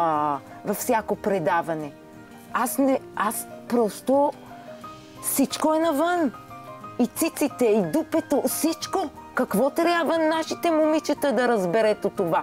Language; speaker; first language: Bulgarian; non-native, fluent; Hebrew